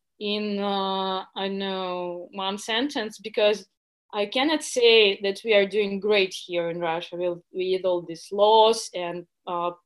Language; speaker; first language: English; non-native, fluent; Russian